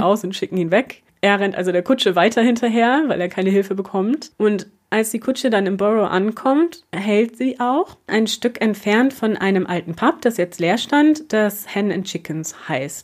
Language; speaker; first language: German; native; German